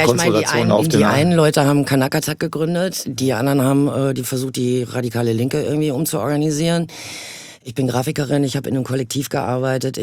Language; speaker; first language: German; native; German